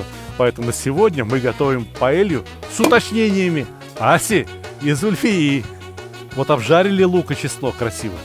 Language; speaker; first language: Russian; native; Russian